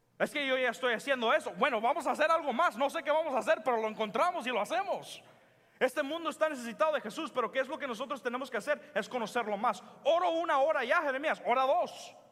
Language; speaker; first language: Spanish; early bilingual, heritage; Spanish